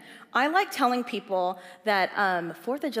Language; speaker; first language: English; native; English